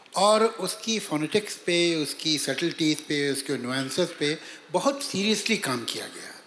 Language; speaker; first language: Hindi; native; Hindi